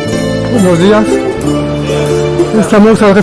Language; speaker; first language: Spanish; non-native, learner; French